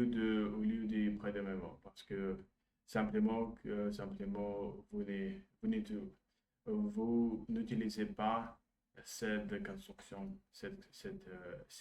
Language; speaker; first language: French; non-native, learner; Russian